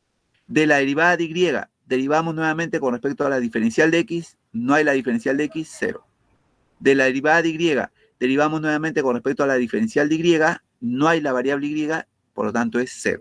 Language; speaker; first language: Spanish; native; Spanish